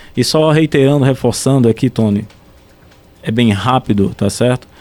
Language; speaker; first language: Portuguese; native; Portuguese